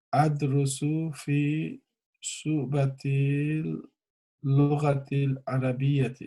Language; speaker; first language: Arabic; non-native, learner; Bangla